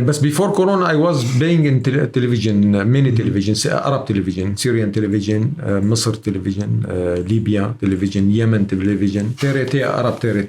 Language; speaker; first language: English; non-native, learner; Arabic